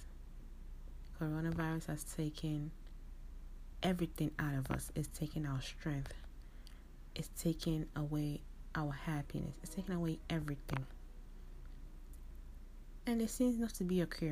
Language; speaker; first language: English; non-native, local second language; Akan